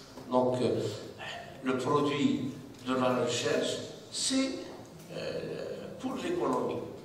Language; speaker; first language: French; non-native, local second language; Arabic